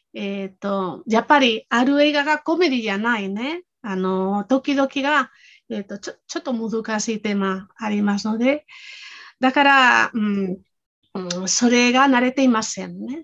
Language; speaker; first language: Japanese; non-native, fluent; Spanish